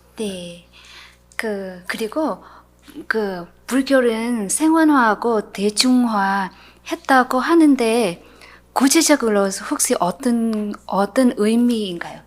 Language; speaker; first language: Korean; non-native, learner; Vietnamese